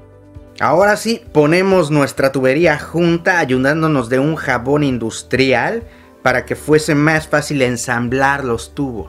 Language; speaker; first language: Spanish; native; Spanish